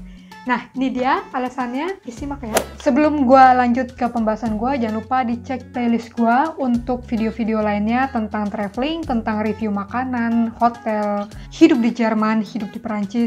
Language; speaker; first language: Indonesian; native; Indonesian